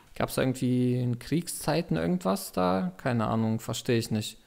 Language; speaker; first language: German; non-native, fluent; Russian